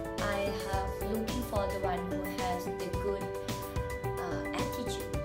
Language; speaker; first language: English; non-native, fluent; Thai